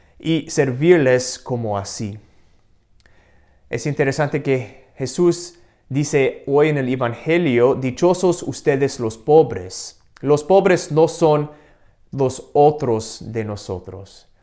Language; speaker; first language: Spanish; non-native, fluent; English